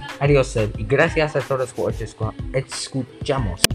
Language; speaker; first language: Spanish; non-native, learner; English